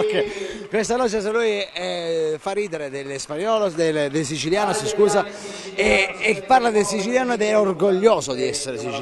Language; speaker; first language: Italian; native; Italian